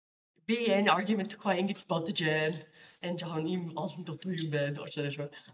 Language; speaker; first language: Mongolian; non-native, fluent; English